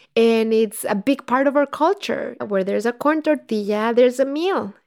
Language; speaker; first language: English; non-native, fluent; Spanish